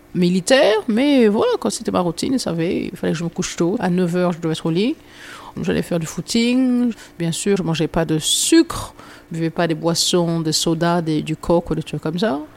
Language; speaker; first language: French; native; French